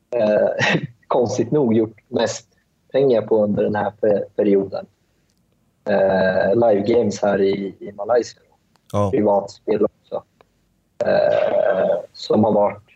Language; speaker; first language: Swedish; early bilingual, other home language; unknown